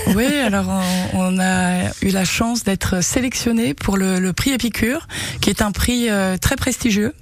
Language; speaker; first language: French; early bilingual, heritage; Japanese